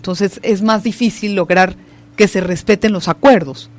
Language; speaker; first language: Spanish; native; Spanish